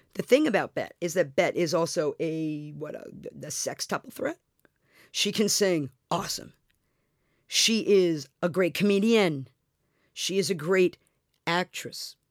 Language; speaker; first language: English; native; English